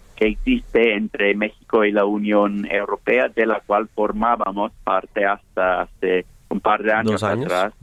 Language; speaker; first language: Spanish; non-native, fluent; English